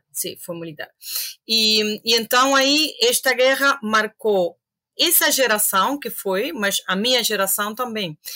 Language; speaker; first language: Portuguese; non-native, fluent; Spanish